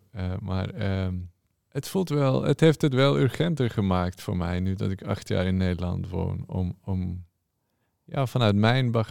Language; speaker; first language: Dutch; non-native, fluent; Norwegian